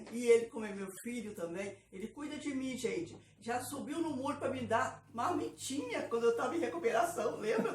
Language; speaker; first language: Portuguese; native; Portuguese